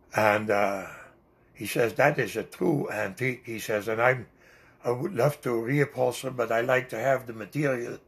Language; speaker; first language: English; non-native, fluent; Dutch